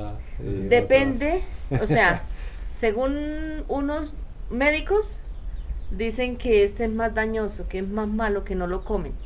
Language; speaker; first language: Spanish; native; Spanish